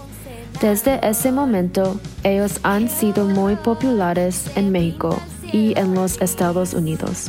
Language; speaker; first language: Spanish; non-native, learner; English